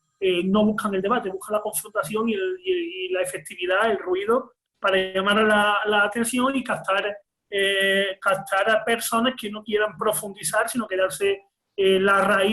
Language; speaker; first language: Spanish; native; Spanish